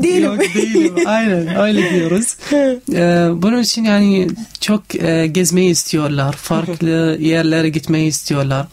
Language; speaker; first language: Turkish; non-native, fluent; Arabic